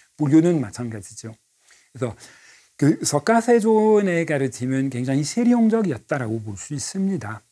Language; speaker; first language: Korean; non-native, fluent; French